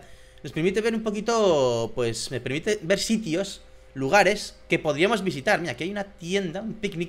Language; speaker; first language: Spanish; native; Spanish